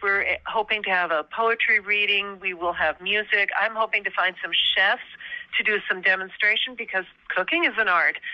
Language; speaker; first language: English; native; English